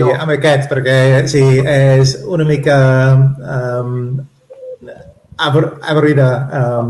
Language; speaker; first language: Catalan; non-native, learner; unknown